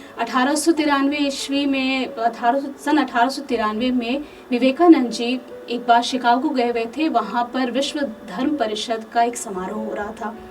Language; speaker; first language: Hindi; native; Hindi